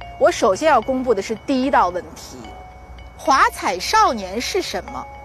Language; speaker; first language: Chinese; native; Chinese